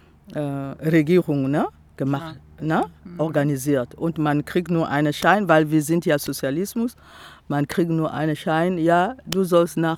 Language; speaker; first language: German; non-native, fluent; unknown